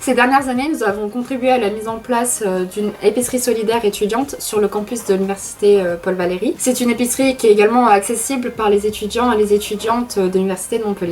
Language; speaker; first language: French; native; French